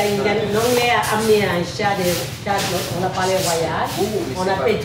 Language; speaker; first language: French; non-native, local second language; Burmese